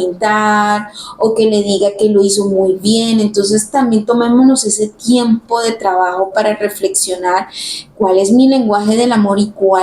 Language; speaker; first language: Spanish; native; Spanish